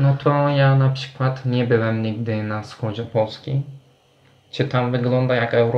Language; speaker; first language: Polish; non-native, fluent; Turkish